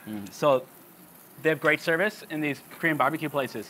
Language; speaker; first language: English; native; English